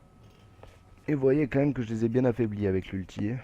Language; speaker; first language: French; native; French